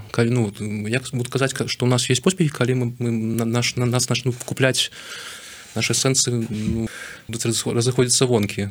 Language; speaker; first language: Belarusian; native; Belarusian